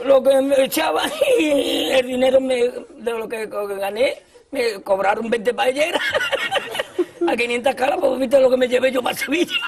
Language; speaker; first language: Spanish; native; Spanish